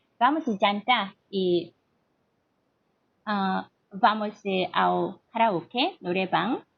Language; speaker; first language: Portuguese; non-native, learner; Korean